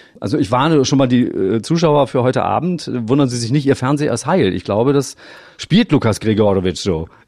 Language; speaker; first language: German; native; German